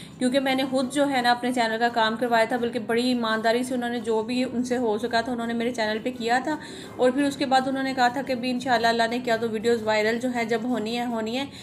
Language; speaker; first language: Urdu; native; Urdu